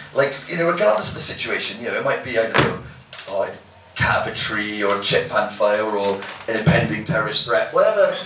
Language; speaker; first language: English; native; English